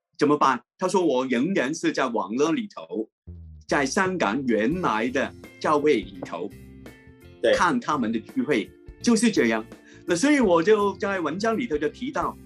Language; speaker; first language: Chinese; non-native, local second language; Cantonese